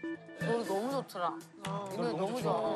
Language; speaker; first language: Korean; native; Korean